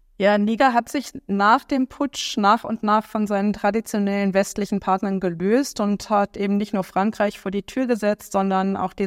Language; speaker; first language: German; native; German